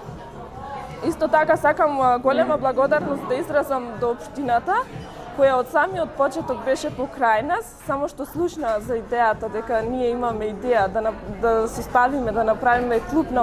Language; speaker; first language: Macedonian; non-native, local second language; Albanian